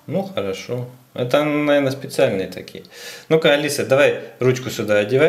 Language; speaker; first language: Russian; native; Russian